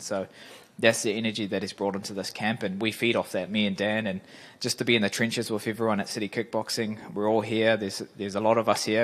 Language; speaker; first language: English; native; English